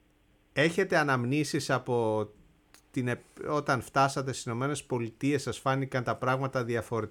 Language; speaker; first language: Greek; native; Greek